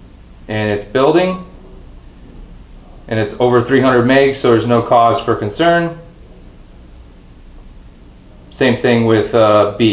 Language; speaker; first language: English; native; English